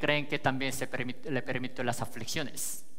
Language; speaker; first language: Spanish; native; Spanish